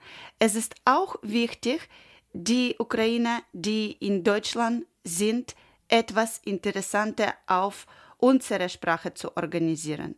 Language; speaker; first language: German; non-native, learner; Ukrainian